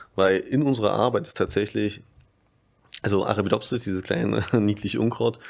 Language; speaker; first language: German; native; German